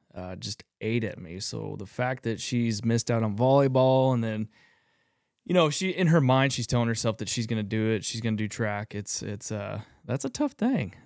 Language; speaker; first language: English; native; English